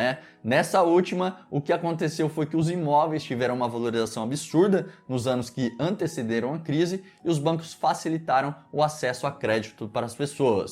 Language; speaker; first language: Portuguese; native; Portuguese